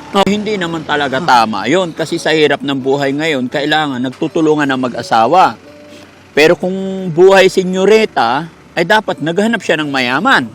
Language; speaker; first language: Filipino; native; Filipino